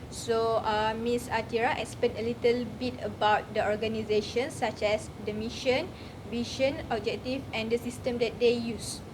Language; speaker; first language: English; non-native, learner; Malay